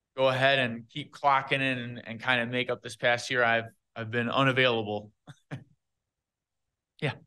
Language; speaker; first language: English; native; English